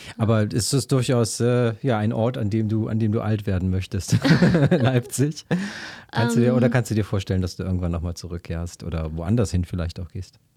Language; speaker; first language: German; native; German